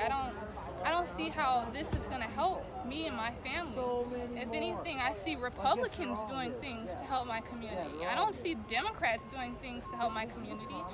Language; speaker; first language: English; native; English